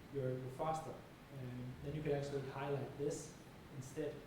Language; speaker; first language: English; non-native, fluent; Danish